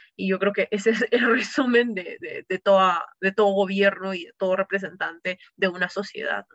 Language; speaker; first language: Spanish; native; Spanish